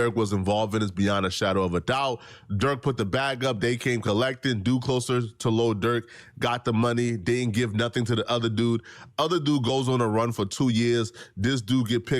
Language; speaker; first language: English; native; English